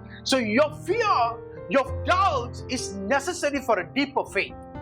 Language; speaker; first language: English; non-native, local second language; Tamil